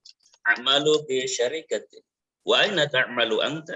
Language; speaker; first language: Arabic; non-native, learner; Indonesian